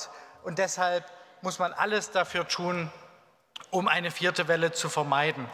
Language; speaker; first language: German; native; German